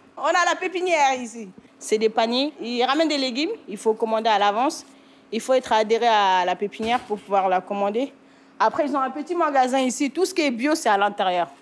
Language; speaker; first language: French; non-native, local second language; Bambara